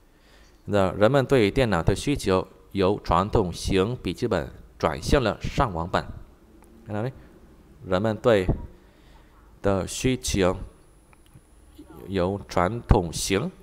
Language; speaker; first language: Chinese; non-native, fluent; Vietnamese